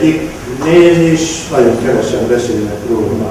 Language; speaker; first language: Hungarian; non-native, local second language; Romanian